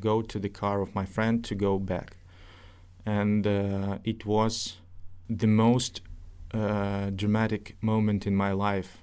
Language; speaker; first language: English; non-native, fluent; Russian